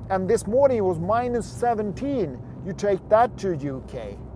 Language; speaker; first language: English; non-native, fluent; Swedish